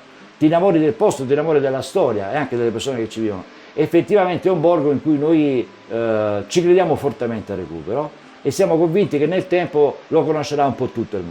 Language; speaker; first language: Italian; native; Italian